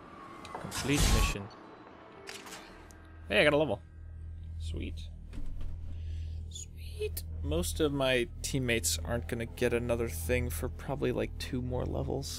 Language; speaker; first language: English; native; English